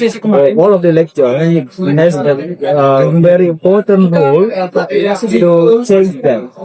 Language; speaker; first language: English; non-native, fluent; Indonesian